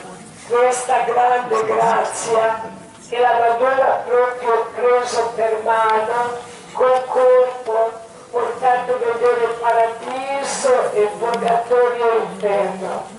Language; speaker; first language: Italian; non-native, learner; Croatian